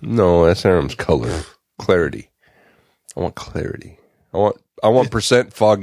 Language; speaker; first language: English; native; English